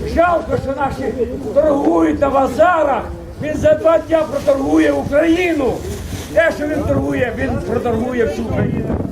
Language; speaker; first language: Ukrainian; native; Ukrainian